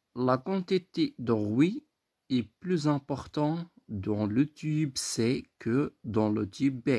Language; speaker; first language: French; non-native, local second language; Arabic